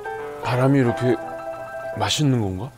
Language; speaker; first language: Korean; native; Korean